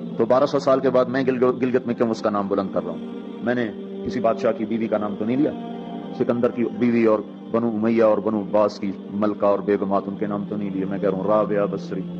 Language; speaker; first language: Urdu; non-native, local second language; Punjabi